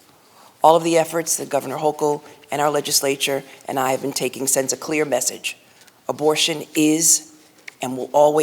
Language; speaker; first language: English; native; English